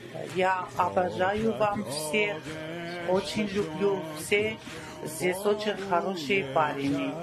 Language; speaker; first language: Russian; non-native, learner; Armenian